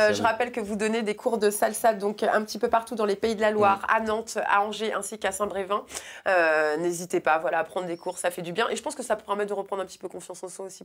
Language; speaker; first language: French; native; French